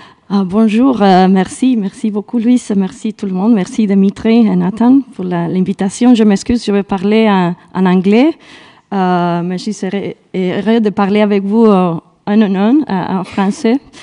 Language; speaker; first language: French; non-native, learner; Spanish